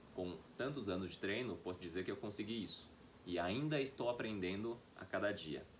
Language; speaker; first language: Portuguese; non-native, fluent; Chinese